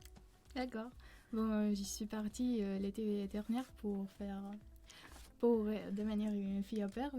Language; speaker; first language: French; non-native, fluent; Spanish